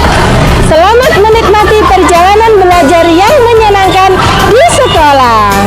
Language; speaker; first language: Indonesian; native; Indonesian